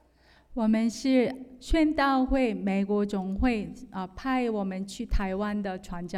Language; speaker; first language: Chinese; non-native, fluent; Korean